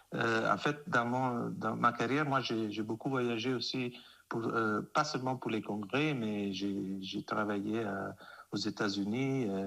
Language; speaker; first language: French; non-native, fluent; Italian